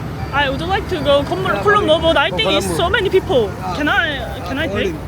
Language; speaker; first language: English; non-native, learner; Korean